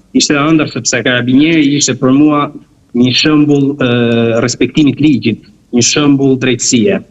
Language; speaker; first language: Albanian; early bilingual, heritage; Albanian